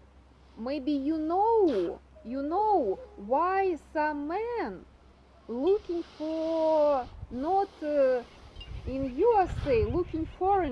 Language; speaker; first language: English; non-native, learner; Russian